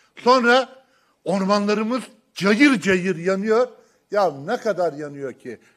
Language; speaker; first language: Turkish; native; Turkish